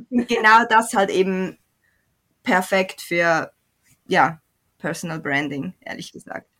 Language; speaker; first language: German; native; German